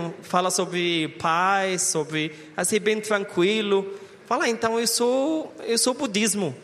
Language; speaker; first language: Portuguese; non-native, learner; Arabic